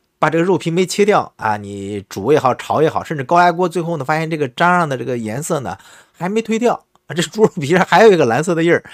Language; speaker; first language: Chinese; native; Chinese